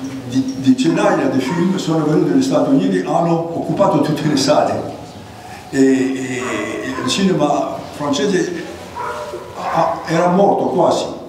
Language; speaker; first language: Italian; non-native, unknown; Greek